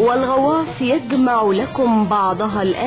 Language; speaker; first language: Arabic; native; Arabic